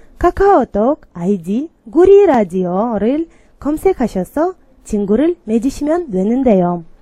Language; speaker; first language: Korean; non-native, learner; Kyrgyz